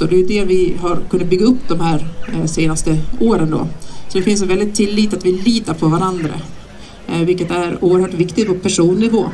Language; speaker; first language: Swedish; native; Swedish